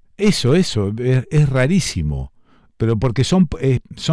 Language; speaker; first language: Spanish; native; Spanish